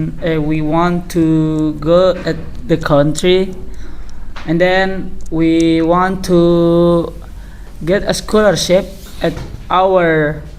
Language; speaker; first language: English; non-native, learner; Indonesian